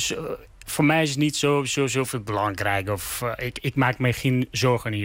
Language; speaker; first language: Dutch; non-native, learner; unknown